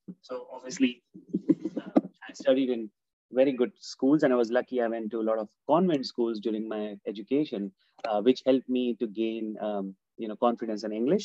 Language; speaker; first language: English; non-native, local second language; Hindi